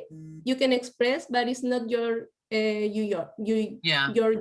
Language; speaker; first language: English; non-native, learner; Spanish